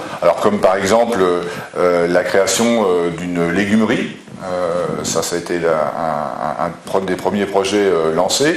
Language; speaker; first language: French; native; French